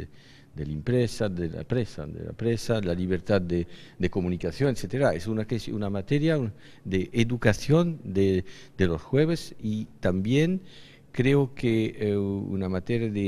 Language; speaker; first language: Spanish; non-native, fluent; French